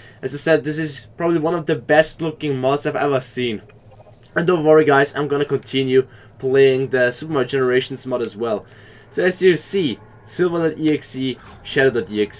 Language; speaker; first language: English; non-native, fluent; German